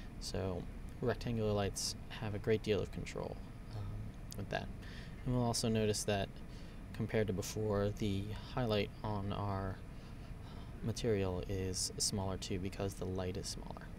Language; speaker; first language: English; native; English